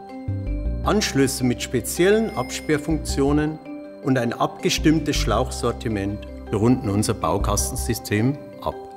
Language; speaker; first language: German; native; German